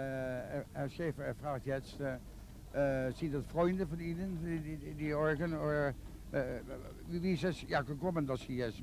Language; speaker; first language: German; non-native, learner; Dutch